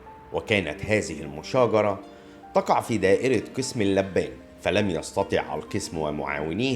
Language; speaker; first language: Arabic; native; Arabic